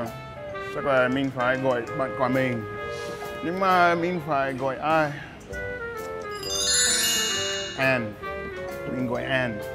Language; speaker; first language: Vietnamese; non-native, fluent; English